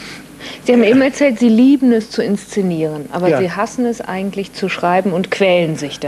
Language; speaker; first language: German; native; German